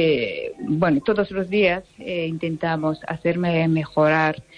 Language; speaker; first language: Spanish; non-native, learner; Japanese